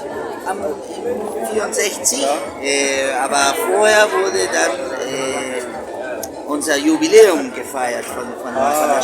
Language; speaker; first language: German; early bilingual, heritage; Spanish